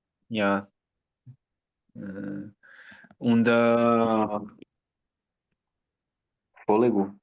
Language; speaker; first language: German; non-native, learner; Portuguese